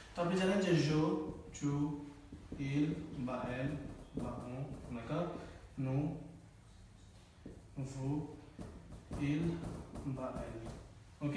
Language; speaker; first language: French; non-native, fluent; Bangla